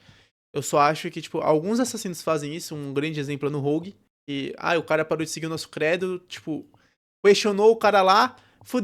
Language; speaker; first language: Portuguese; native; Portuguese